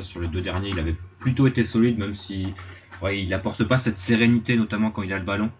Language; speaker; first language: French; native; French